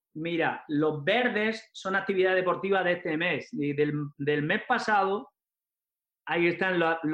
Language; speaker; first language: Spanish; native; Spanish